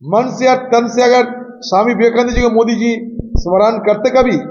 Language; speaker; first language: Hindi; non-native, local second language; Bangla